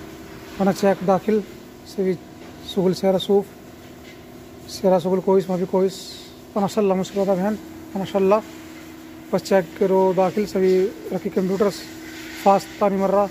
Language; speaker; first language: Arabic; non-native, learner; Urdu